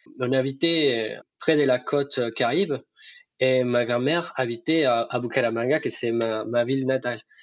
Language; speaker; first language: French; non-native, fluent; Spanish